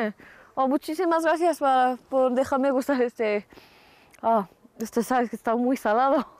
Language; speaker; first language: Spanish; non-native, learner; Korean